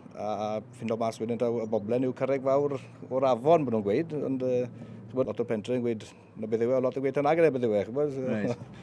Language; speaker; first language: Welsh; native; Welsh